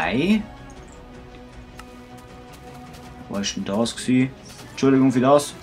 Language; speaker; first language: German; native; German